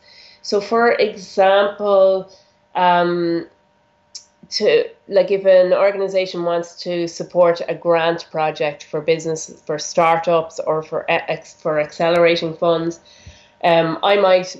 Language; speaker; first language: English; native; English